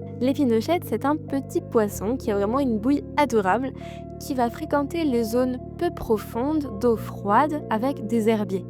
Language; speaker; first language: French; native; French